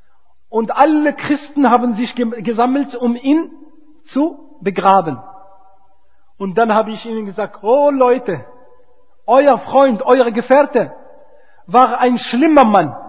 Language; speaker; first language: German; non-native, fluent; Arabic